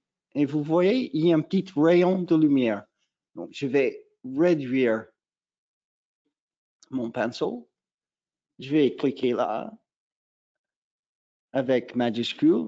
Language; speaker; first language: French; non-native, fluent; English